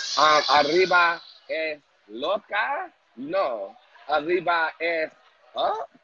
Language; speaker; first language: Spanish; non-native, learner; English